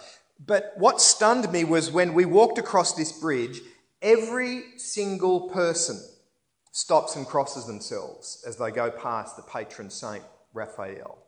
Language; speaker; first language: English; native; English